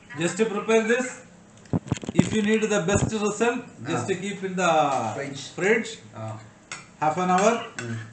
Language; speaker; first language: English; non-native, learner; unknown